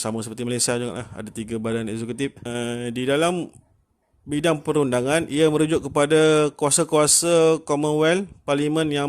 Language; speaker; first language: Malay; native; Malay